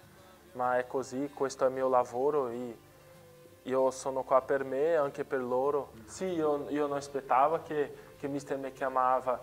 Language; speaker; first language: Italian; non-native, learner; Portuguese